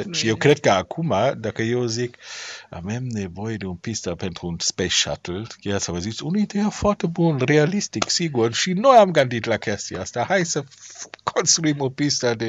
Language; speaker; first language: Romanian; non-native, learner; German